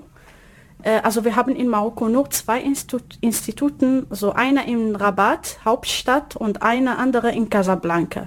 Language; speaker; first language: German; non-native, learner; Arabic